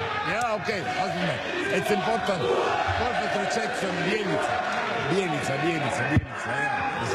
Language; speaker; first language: English; non-native, learner; Italian